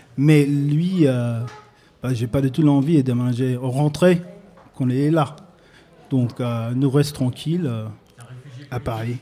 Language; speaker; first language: French; non-native, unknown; English